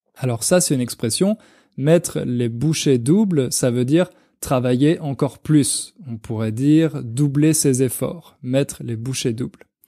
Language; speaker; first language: French; native; French